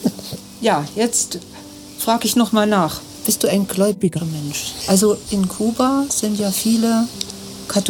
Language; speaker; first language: German; native; German